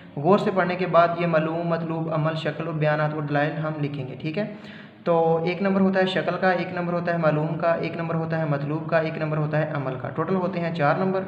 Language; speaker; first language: Urdu; non-native, local second language; Punjabi